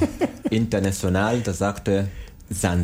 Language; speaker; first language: German; non-native, learner; Swahili